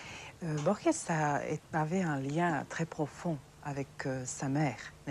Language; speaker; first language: French; non-native, fluent; Serbian